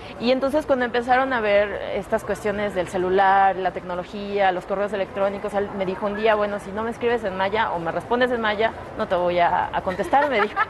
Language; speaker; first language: Spanish; non-native, local second language; Yucateco